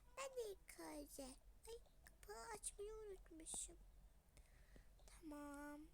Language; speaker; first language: Turkish; early bilingual, other home language; Arabic